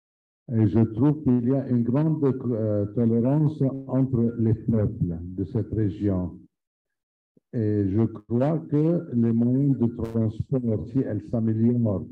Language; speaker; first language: French; non-native, fluent; Arabic